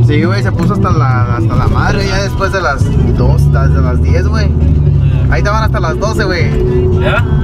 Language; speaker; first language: Spanish; early bilingual, heritage; Spanish